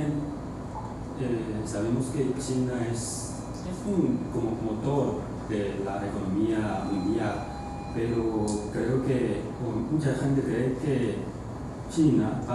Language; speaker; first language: Spanish; non-native, fluent; Chinese